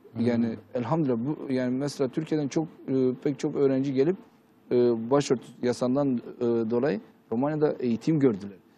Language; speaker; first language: Turkish; early bilingual, heritage; Turkish